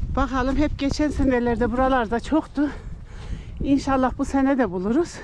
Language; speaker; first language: Turkish; native; Turkish